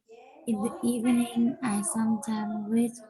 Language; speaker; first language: English; non-native, learner; Vietnamese